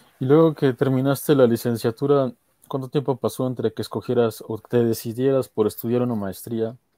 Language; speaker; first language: Spanish; native; Spanish